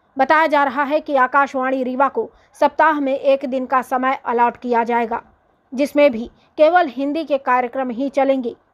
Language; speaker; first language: Hindi; native; Hindi